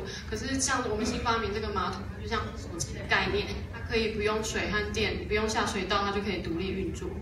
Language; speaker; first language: Chinese; native; Chinese